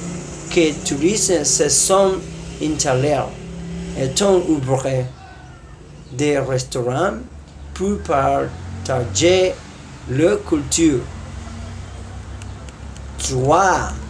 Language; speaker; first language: French; non-native, learner; Spanish